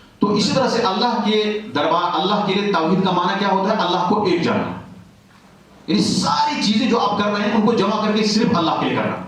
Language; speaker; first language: Urdu; non-native, local second language; Kashmiri